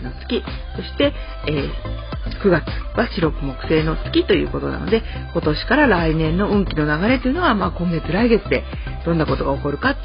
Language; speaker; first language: Japanese; native; Japanese